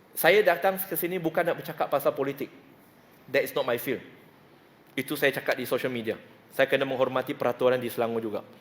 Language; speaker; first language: Malay; non-native, local second language; Chinese